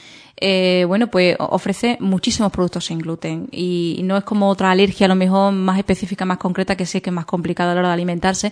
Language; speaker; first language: Spanish; native; Spanish